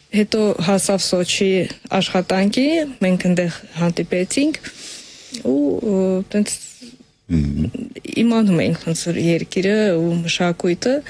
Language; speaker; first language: Armenian; non-native, fluent; Russian